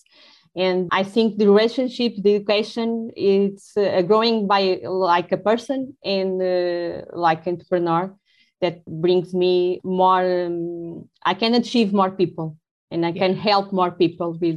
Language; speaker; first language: English; non-native, learner; Portuguese